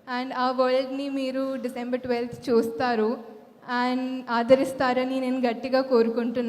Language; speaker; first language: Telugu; non-native, fluent; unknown